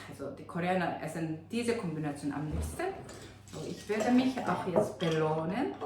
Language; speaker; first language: German; non-native, fluent; Korean